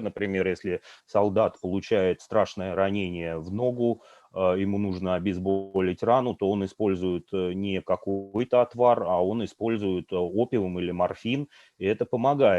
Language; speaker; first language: Russian; native; Russian